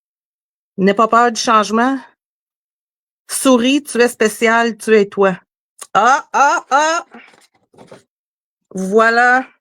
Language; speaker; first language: French; native; French